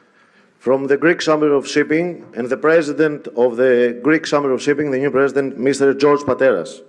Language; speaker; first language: English; non-native, fluent; Greek